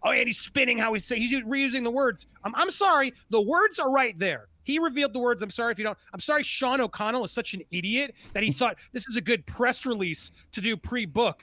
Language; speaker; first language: English; native; English